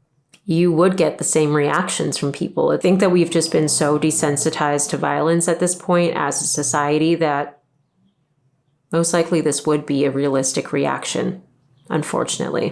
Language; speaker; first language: English; native; English